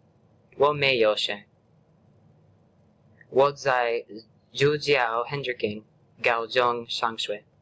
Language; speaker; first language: Chinese; non-native, learner; English